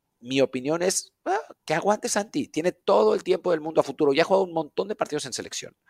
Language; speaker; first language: Spanish; native; Spanish